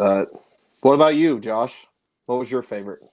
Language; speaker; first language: English; native; English